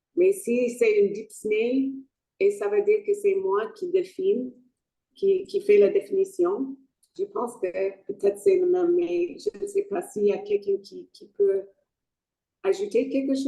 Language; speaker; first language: French; non-native, fluent; English